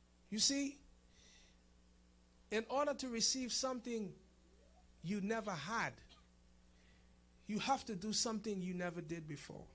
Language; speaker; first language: English; non-native, fluent; Haitian Creole